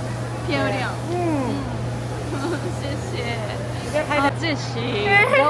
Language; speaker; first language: Chinese; non-native, learner; Japanese